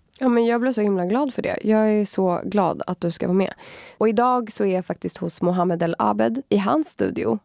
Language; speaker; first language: Swedish; native; Swedish